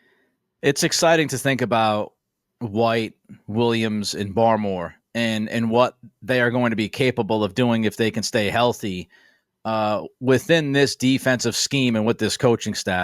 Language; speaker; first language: English; native; English